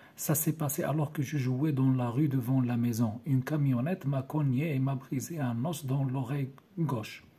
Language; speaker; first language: French; non-native, local second language; Arabic